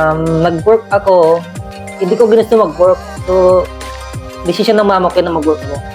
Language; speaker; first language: Filipino; non-native, local second language; Cebuano